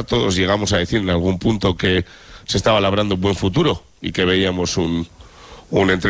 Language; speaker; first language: Spanish; native; Spanish